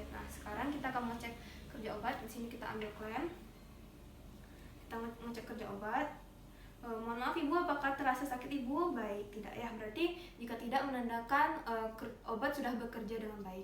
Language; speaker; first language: Indonesian; native; Indonesian